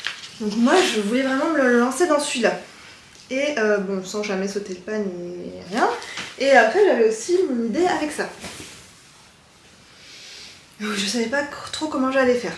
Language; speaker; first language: French; native; French